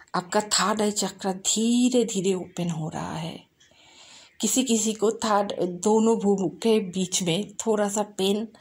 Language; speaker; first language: Hindi; non-native, local second language; Bangla